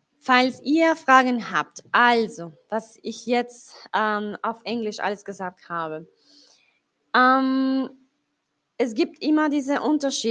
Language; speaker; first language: German; non-native, fluent; Spanish